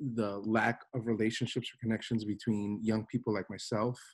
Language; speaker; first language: English; native; English